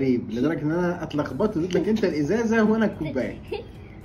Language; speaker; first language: Arabic; native; Arabic